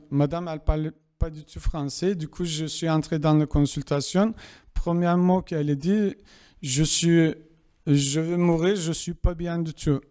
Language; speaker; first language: French; non-native, fluent; Kurdish